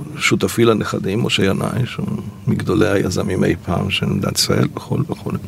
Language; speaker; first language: Hebrew; early bilingual, other home language; Polish